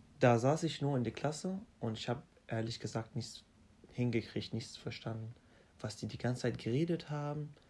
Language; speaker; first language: German; non-native, fluent; Arabic